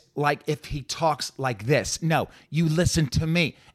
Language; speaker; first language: English; native; English